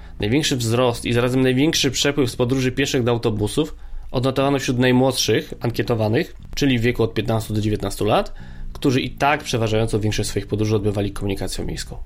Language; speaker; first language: Polish; native; Polish